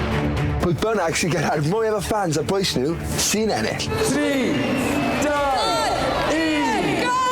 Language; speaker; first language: Welsh; native; Welsh